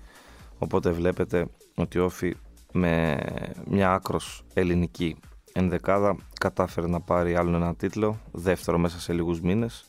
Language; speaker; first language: Greek; native; Greek